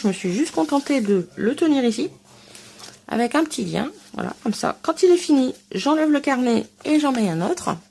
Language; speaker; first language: French; native; French